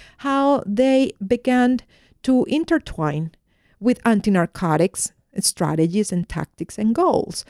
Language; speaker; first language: English; non-native, fluent; Spanish